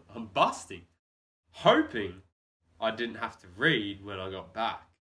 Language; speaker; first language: English; native; English